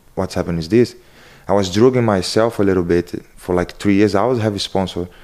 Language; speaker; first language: English; non-native, learner; Portuguese